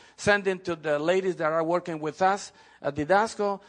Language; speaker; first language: English; non-native, fluent; Spanish